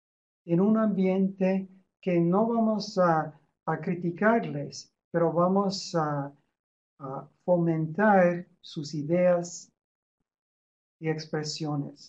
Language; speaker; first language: Spanish; non-native, fluent; English